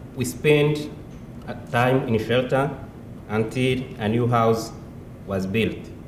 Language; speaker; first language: English; non-native, local second language; Kinyarwanda